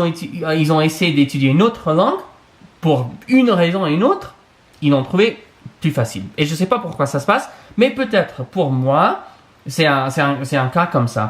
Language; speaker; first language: French; non-native, fluent; English